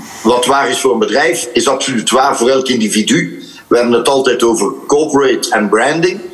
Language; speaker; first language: Dutch; native; Dutch